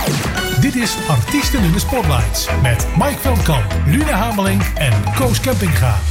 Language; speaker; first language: Dutch; native; Dutch